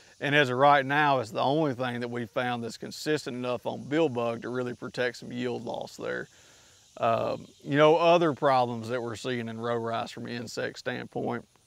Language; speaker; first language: English; native; English